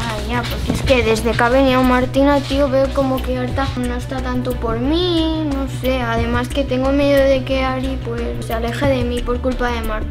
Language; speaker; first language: Spanish; native; Spanish